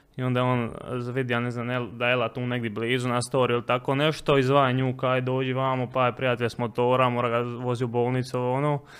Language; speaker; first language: Croatian; native; Croatian